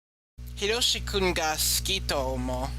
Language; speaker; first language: Japanese; non-native, learner; English